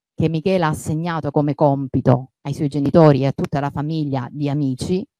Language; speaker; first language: Italian; native; Italian